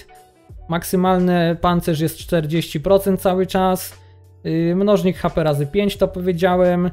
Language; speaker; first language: Polish; native; Polish